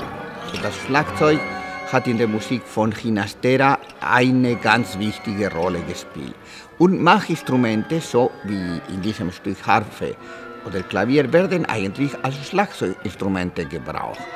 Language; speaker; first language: German; non-native, fluent; Spanish